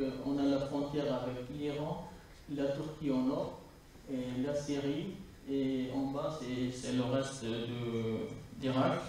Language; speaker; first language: French; non-native, fluent; Kurdish